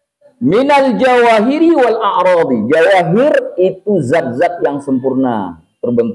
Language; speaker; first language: Indonesian; native; Indonesian